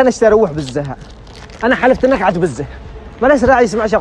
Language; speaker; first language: Arabic; native; Arabic